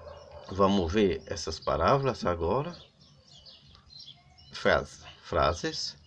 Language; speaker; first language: Portuguese; non-native, learner; Haitian Creole